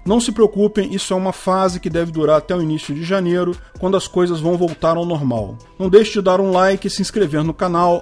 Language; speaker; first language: Portuguese; native; Portuguese